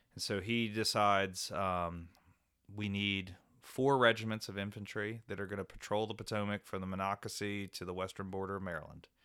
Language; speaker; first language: English; native; English